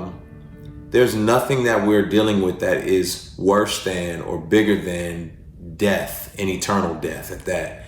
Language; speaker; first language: English; native; English